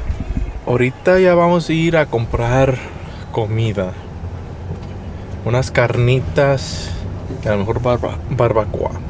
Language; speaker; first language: Spanish; early bilingual, other home language; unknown